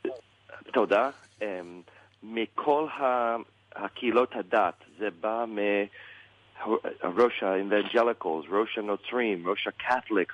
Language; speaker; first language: Hebrew; non-native, learner; English